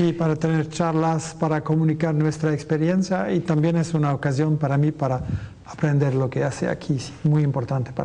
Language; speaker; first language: Spanish; non-native, fluent; French